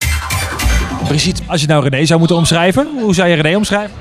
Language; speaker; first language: Dutch; native; Dutch